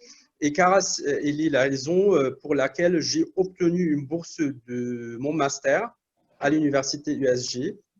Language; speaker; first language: French; non-native, learner; Arabic